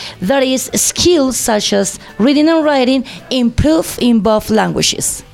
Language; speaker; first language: English; non-native, fluent; Spanish